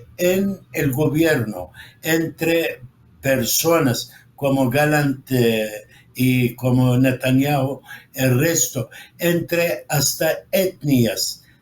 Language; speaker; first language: Spanish; non-native, fluent; Arabic